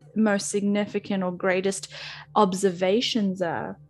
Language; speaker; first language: English; native; English